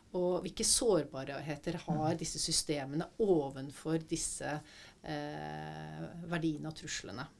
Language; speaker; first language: Norwegian; native; Norwegian